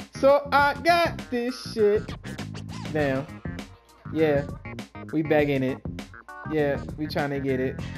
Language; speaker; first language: English; native; English